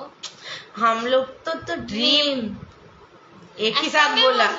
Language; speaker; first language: Hindi; non-native, local second language; Bangla